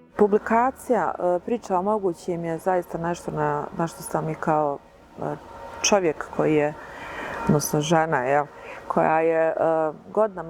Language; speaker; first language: Bosnian; native; Bosnian